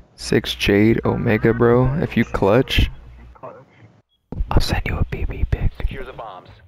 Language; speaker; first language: English; native; English